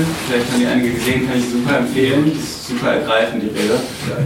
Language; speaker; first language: German; native; German